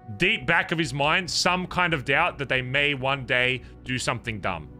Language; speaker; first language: English; native; English